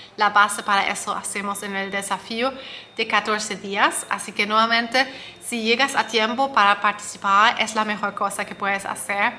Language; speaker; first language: Spanish; non-native, fluent; German